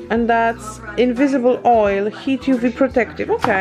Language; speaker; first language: English; non-native, fluent; Polish